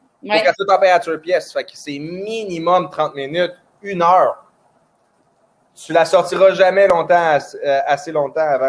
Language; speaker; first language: French; native; French